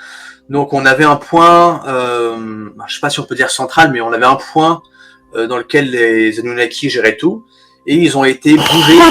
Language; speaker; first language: French; native; French